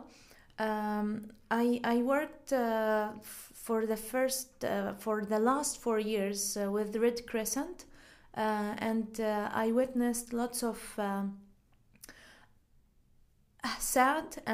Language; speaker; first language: English; non-native, fluent; Arabic